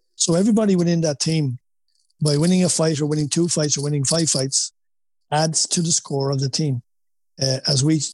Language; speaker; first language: English; native; English